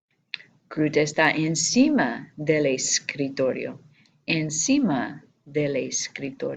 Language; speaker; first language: Spanish; non-native, fluent; English